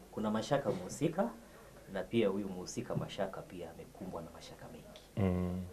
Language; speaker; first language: Swahili; native; Swahili